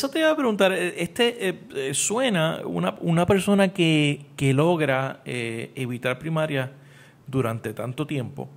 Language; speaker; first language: Spanish; native; Spanish